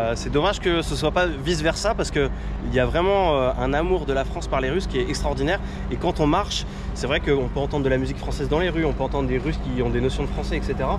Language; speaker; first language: French; native; French